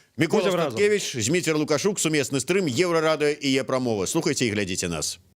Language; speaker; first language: Belarusian; native; Belarusian